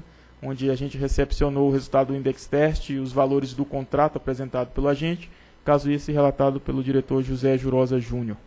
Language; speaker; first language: Portuguese; native; Portuguese